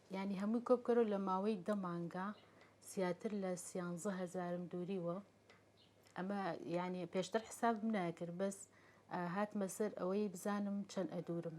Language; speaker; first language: Central Kurdish; non-native, local second language; Gurani